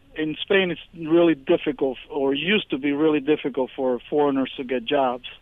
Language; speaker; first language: English; early bilingual, other home language; Spanish